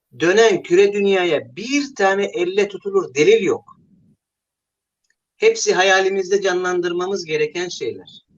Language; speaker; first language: Turkish; native; Turkish